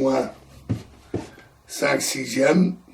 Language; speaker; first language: French; native; French